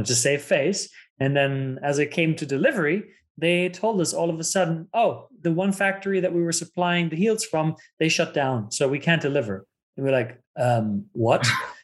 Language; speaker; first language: English; non-native, fluent; German